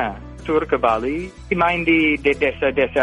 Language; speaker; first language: Indonesian; non-native, fluent; English